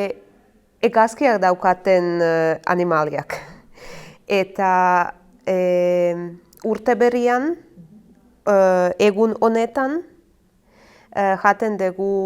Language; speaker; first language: Basque; non-native, learner; Croatian